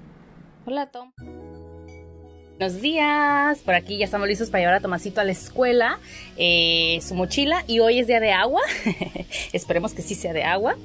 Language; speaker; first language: Spanish; native; Spanish